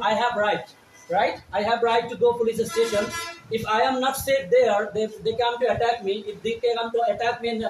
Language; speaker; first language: English; non-native, local second language; Bangla